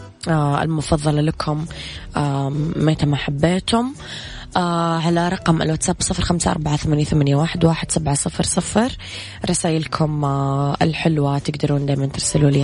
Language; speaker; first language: Arabic; native; Arabic